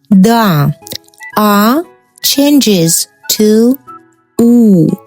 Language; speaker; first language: English; non-native, fluent; Russian